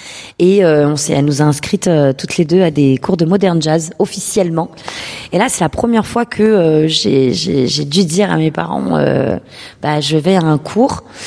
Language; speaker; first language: French; early bilingual, other home language; Urdu